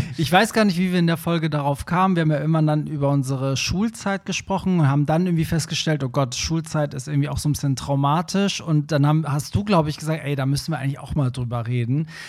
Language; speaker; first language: German; early bilingual, other home language; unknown